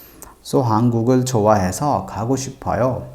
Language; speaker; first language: Korean; non-native, fluent; Hindi